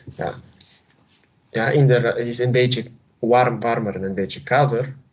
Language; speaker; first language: Dutch; non-native, learner; Bulgarian